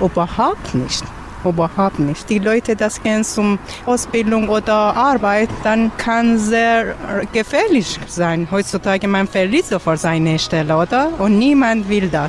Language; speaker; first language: German; non-native, learner; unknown